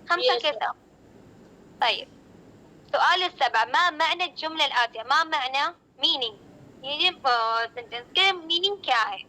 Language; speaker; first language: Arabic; non-native, learner; Hindi